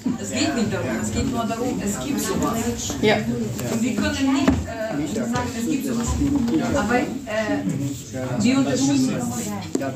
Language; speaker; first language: German; non-native, fluent; Russian